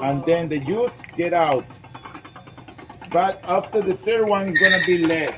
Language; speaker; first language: English; non-native, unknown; Spanish